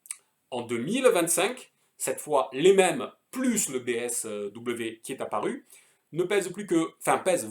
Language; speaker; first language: French; native; French